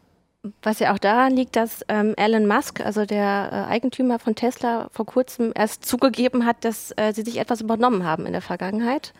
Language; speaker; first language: German; native; German